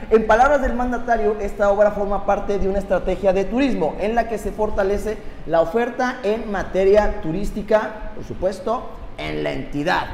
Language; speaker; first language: Spanish; native; Spanish